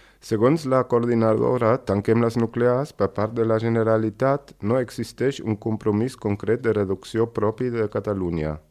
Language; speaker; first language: Catalan; native; Catalan